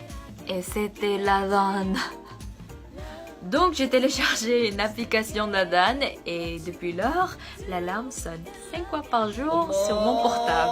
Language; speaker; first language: French; non-native, fluent; Korean